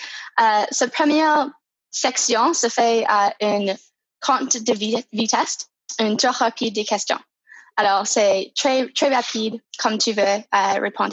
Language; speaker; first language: French; non-native, fluent; English